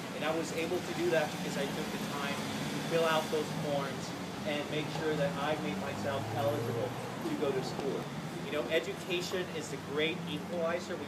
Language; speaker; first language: English; early bilingual, other home language; Spanish